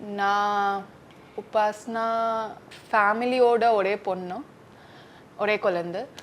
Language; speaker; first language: Tamil; non-native, learner; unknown